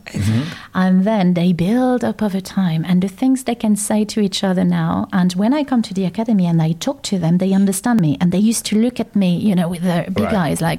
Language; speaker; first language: English; non-native, fluent; French